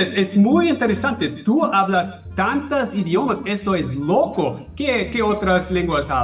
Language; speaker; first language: Spanish; non-native, fluent; German